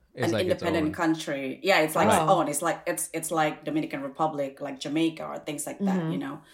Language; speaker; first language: English; non-native, fluent; Indonesian